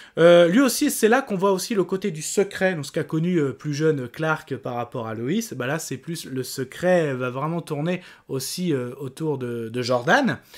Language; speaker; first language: French; native; French